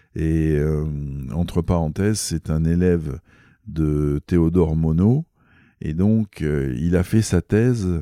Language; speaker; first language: French; native; French